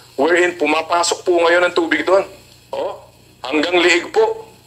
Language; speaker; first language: Filipino; native; Filipino